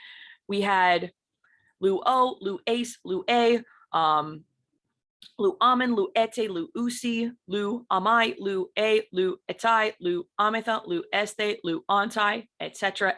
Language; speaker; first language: English; native; English